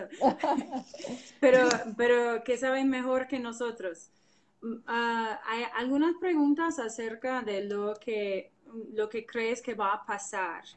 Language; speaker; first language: Spanish; non-native, fluent; English